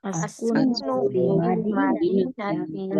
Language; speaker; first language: Arabic; non-native, learner; Indonesian